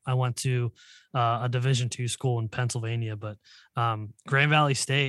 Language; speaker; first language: English; native; English